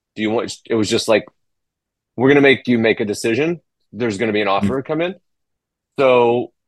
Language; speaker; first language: English; native; English